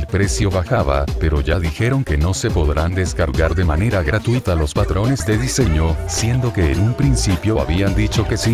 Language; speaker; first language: Spanish; native; Spanish